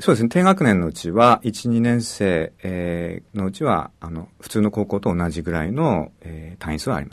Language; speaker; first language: Japanese; native; Japanese